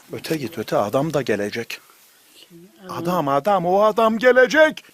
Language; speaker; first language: Turkish; native; Turkish